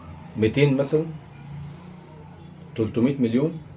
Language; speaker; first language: Arabic; native; Arabic